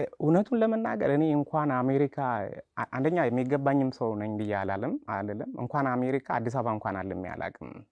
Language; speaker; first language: Amharic; non-native, local second language; Sebat Bet Gurage